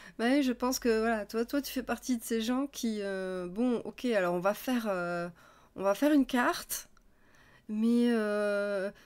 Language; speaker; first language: French; native; French